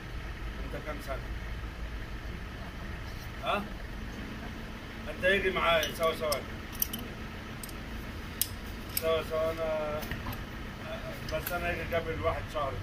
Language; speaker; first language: Arabic; non-native, learner; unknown